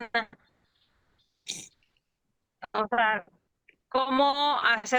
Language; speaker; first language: Spanish; native; Spanish